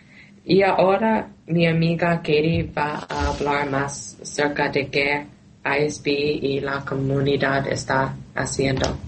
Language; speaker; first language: Spanish; non-native, learner; Thai